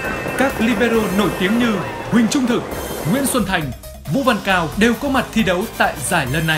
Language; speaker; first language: Vietnamese; native; Vietnamese